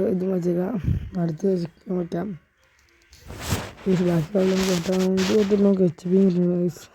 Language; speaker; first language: Malayalam; native; Malayalam